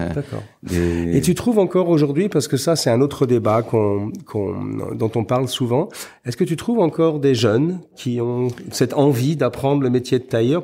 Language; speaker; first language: French; native; French